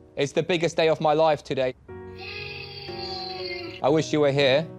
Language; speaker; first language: English; non-native, fluent; Polish